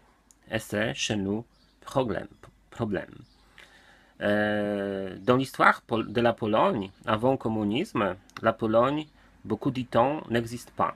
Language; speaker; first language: French; non-native, learner; Polish